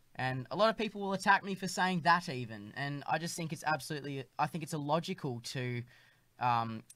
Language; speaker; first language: English; native; English